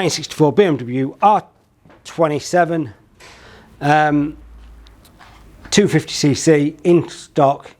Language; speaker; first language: English; native; English